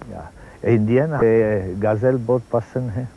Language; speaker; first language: Hindi; non-native, learner; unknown